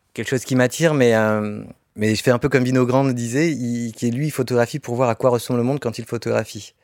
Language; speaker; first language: French; native; French